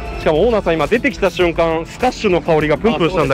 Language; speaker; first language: Japanese; native; Japanese